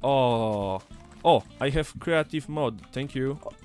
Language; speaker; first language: English; non-native, learner; Polish